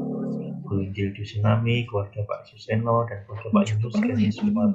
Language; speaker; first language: Indonesian; native; Indonesian